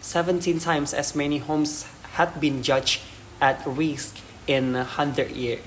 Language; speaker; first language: English; non-native, learner; Indonesian